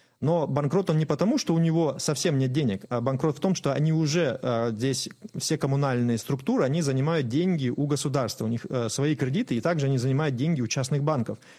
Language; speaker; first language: Russian; native; Russian